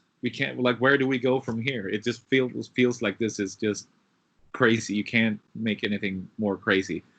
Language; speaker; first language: English; non-native, fluent; Swedish